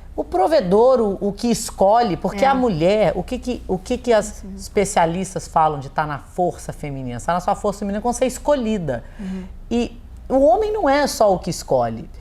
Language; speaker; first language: Portuguese; native; Portuguese